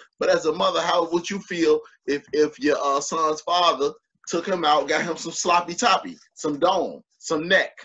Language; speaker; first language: English; native; English